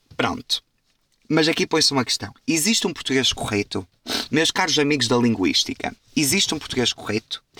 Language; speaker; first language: Portuguese; native; Portuguese